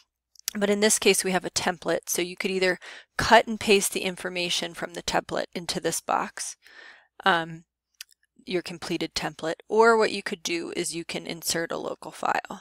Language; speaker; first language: English; native; English